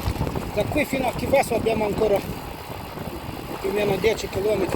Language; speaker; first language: Italian; non-native, fluent; Romanian